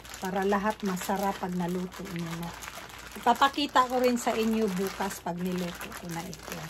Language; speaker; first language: Filipino; non-native, local second language; Cebuano